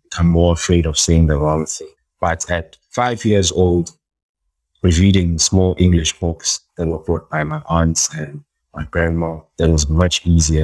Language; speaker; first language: English; non-native, local second language; Xhosa